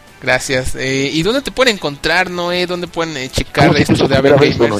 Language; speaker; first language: Spanish; native; Spanish